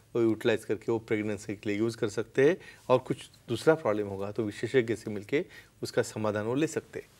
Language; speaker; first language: Hindi; non-native, local second language; Marathi